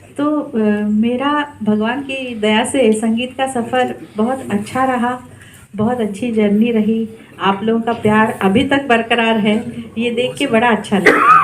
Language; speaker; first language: Hindi; non-native, local second language; Marathi